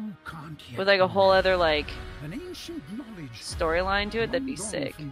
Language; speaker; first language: English; native; English